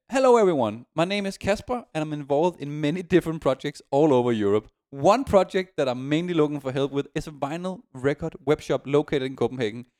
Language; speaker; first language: English; non-native, fluent; Danish